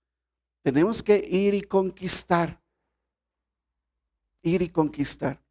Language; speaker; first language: Spanish; native; Spanish